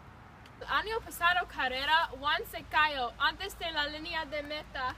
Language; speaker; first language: Spanish; non-native, learner; English